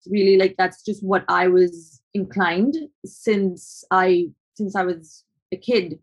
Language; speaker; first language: English; non-native, fluent; Spanish